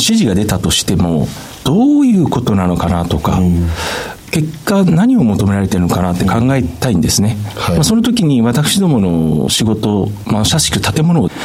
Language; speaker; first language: Japanese; native; Japanese